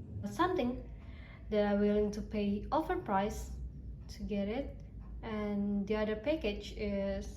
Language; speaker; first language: English; non-native, learner; Indonesian